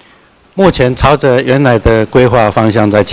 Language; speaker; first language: Chinese; native; Chinese